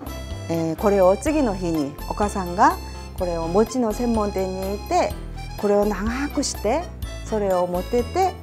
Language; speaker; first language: Japanese; non-native, fluent; Korean